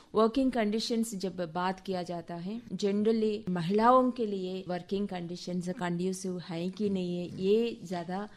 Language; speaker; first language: Hindi; non-native, local second language; Telugu